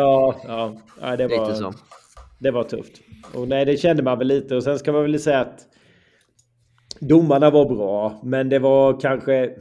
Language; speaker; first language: Swedish; native; Swedish